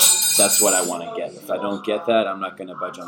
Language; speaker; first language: English; early bilingual, other home language; German